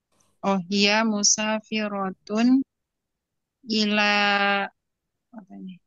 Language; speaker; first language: Arabic; non-native, learner; Indonesian